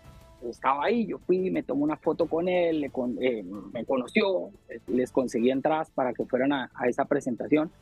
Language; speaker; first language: Spanish; native; Spanish